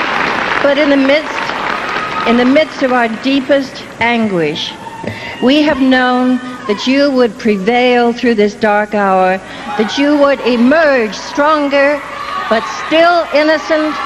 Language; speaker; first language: English; native; English